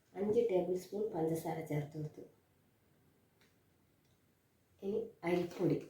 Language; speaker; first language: Malayalam; native; Malayalam